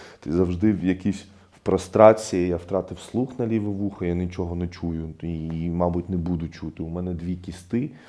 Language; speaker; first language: Ukrainian; non-native, fluent; Arabic